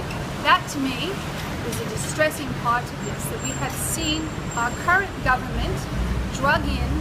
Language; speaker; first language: English; native; English